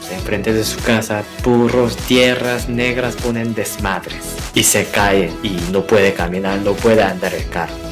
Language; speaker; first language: Spanish; non-native, fluent; Korean